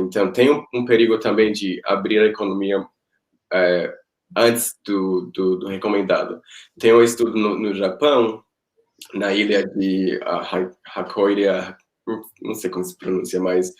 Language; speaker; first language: Portuguese; non-native, fluent; Spanish